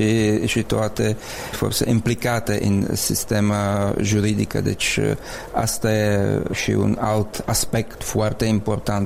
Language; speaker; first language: Romanian; non-native, learner; Czech